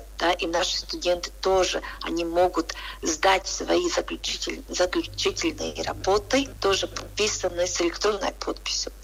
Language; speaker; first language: Russian; non-native, local second language; Latvian